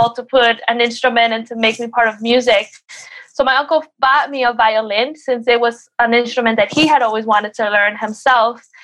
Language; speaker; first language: English; early bilingual, other home language; Spanish